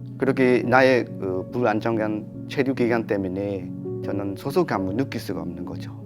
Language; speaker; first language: Korean; non-native, fluent; Burmese